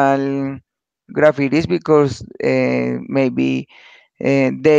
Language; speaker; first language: English; non-native, learner; Spanish